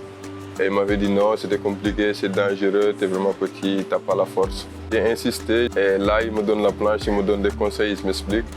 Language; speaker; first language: French; non-native, local second language; Wolof